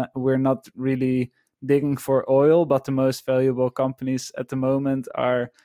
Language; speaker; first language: English; non-native, fluent; Dutch